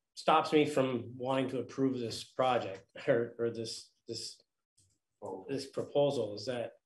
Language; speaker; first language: English; native; English